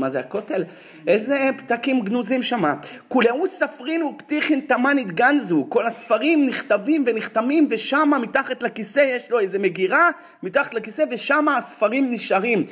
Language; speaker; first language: Hebrew; native; Hebrew